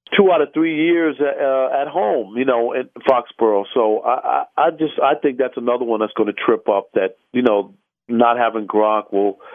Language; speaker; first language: English; native; English